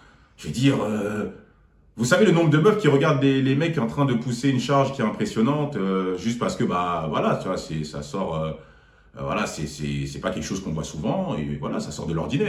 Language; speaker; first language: French; native; French